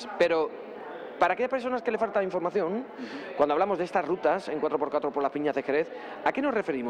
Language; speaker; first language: Spanish; native; Spanish